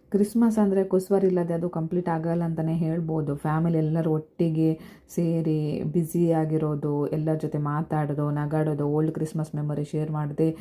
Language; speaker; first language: Kannada; non-native, local second language; Konkani